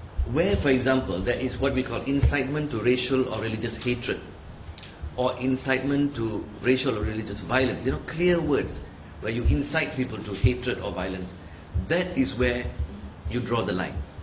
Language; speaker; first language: English; non-native, local second language; Tamil